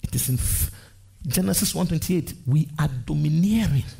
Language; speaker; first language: English; non-native, local second language; Akan